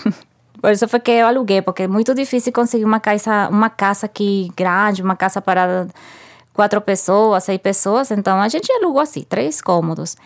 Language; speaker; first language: Portuguese; non-native, fluent; Spanish